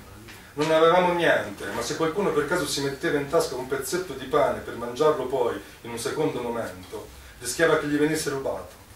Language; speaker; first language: Italian; native; Italian